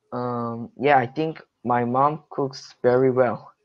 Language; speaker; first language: English; non-native, learner; Korean